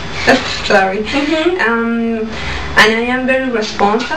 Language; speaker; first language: English; non-native, learner; Spanish